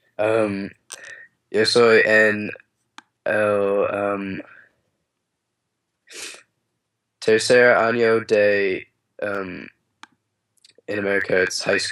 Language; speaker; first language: Spanish; non-native, learner; English